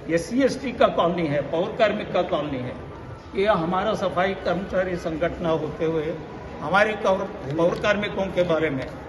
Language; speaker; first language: Hindi; non-native, local second language; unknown